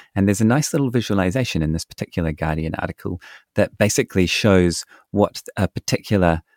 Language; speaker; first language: English; native; English